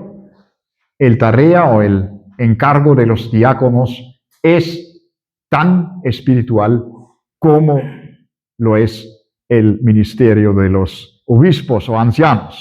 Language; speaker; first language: Spanish; non-native, fluent; German